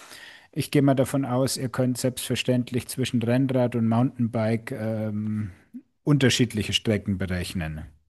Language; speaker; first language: German; native; German